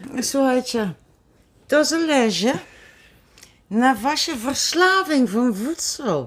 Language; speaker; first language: Polish; non-native, learner; Dutch